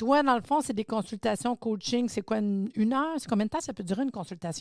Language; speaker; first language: French; native; French